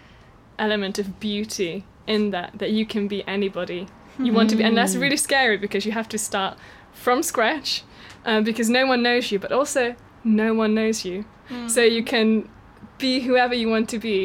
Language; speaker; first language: English; non-native, fluent; Hungarian